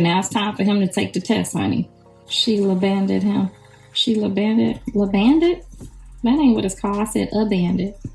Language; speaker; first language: English; native; English